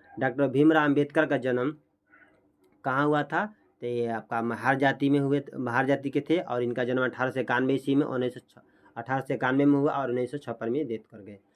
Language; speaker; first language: Hindi; native; Hindi